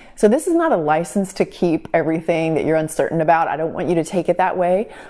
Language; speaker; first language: English; native; English